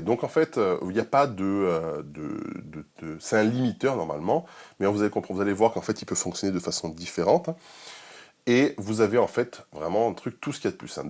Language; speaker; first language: French; native; French